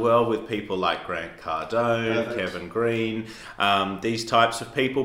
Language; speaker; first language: English; native; English